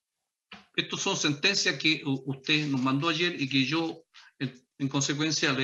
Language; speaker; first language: Spanish; native; Spanish